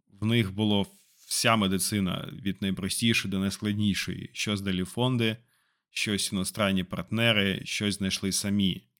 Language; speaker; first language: Ukrainian; non-native, local second language; Russian